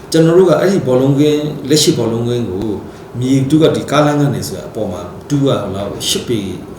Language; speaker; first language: Burmese; non-native, local second language; Hakha Chin